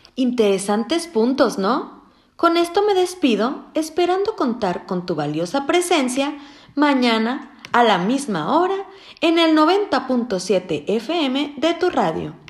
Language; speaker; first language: Spanish; native; Spanish